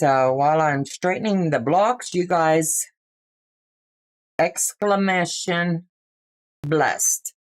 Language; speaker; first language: English; native; English